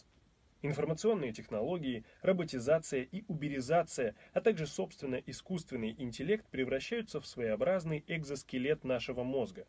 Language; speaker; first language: Russian; native; Russian